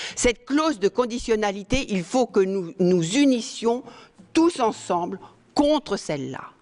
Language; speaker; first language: French; native; French